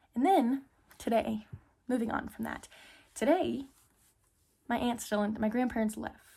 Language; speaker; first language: English; native; English